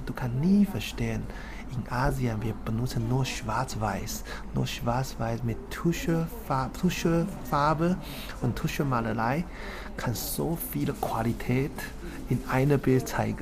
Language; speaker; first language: German; non-native, learner; Chinese